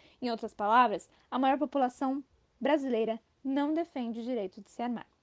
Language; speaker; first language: Portuguese; native; Portuguese